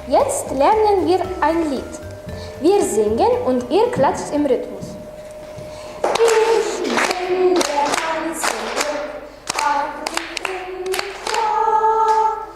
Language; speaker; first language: German; non-native, learner; Lithuanian